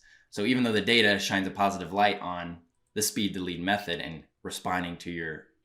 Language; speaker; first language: English; native; English